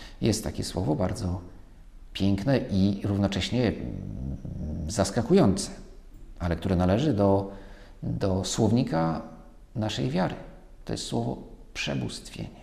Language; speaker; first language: Polish; native; Polish